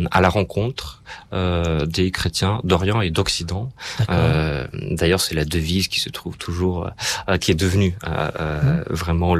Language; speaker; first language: French; non-native, fluent; Russian